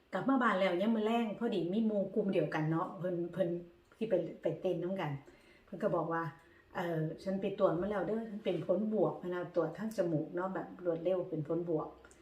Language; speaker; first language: Thai; native; Thai